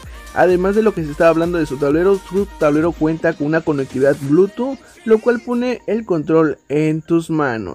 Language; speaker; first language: Spanish; native; Spanish